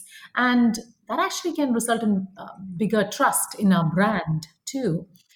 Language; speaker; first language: English; non-native, local second language; Malayalam